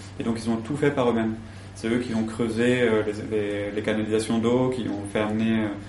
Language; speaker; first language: French; native; French